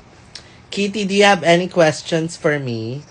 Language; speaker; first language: English; non-native, local second language; Filipino